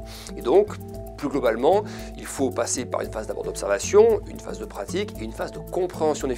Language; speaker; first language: French; native; French